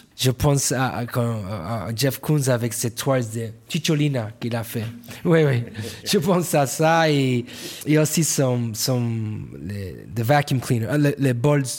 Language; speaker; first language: French; non-native, learner; English